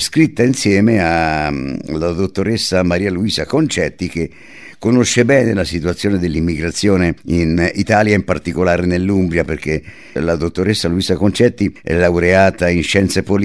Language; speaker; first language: Italian; native; Italian